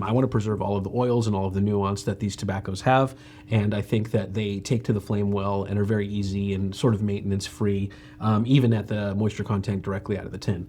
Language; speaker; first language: English; native; English